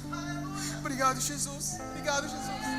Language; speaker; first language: Portuguese; native; Portuguese